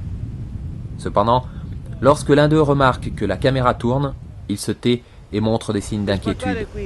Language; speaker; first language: French; native; French